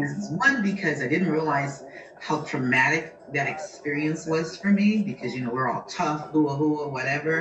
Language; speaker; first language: English; native; English